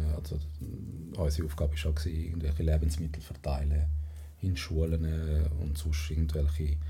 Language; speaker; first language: German; non-native, fluent; Spanish